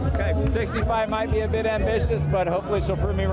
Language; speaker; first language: English; native; English